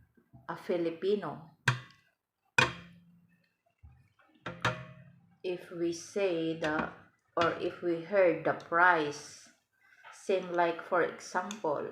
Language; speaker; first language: English; non-native, learner; Cebuano